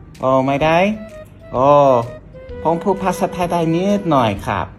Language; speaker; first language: Thai; non-native, learner; English